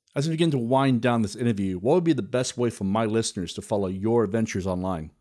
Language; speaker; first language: English; native; English